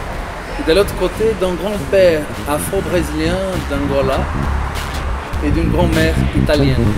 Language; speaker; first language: French; non-native, fluent; Portuguese